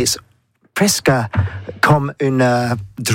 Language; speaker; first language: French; non-native, learner; English